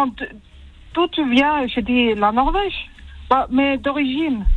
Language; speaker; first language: French; early bilingual, heritage; French